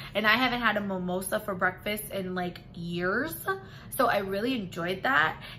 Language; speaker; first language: English; native; English